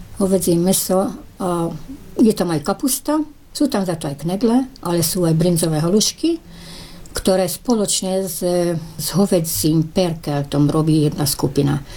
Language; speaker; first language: Slovak; early bilingual, heritage; Slovak